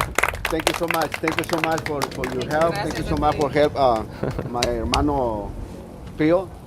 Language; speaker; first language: English; non-native, learner; Spanish